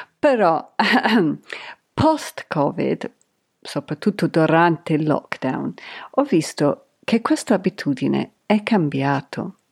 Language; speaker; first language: Italian; non-native, fluent; English